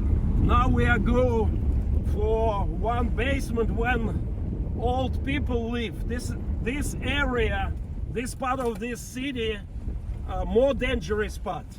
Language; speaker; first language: English; non-native, learner; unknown